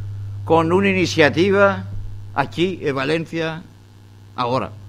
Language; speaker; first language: Spanish; non-native, fluent; Greek